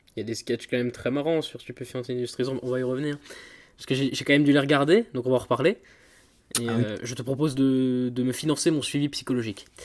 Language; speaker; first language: French; native; French